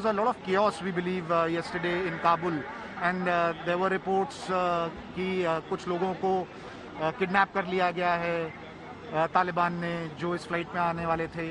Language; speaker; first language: Hindi; native; Hindi